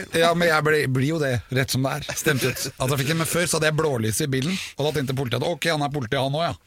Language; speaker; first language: Norwegian; native; Norwegian